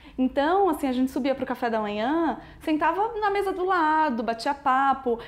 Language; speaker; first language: Portuguese; native; Portuguese